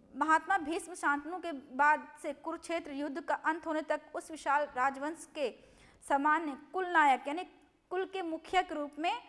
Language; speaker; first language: Hindi; non-native, local second language; Gujarati